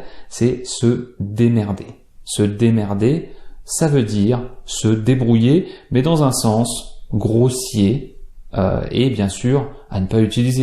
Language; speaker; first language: French; native; French